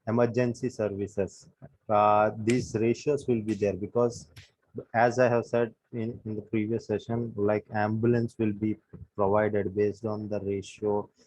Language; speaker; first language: English; non-native, local second language; Telugu